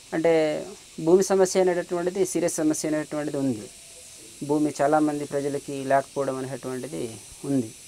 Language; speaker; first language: Telugu; native; Telugu